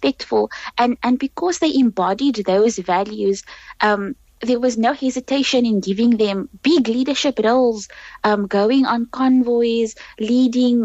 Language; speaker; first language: English; native; English